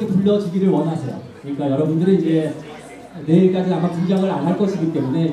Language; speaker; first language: Korean; native; Korean